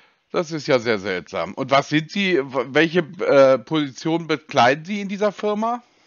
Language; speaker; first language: German; native; German